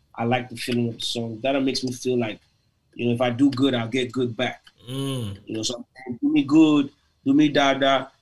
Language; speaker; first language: English; non-native, local second language; Igbo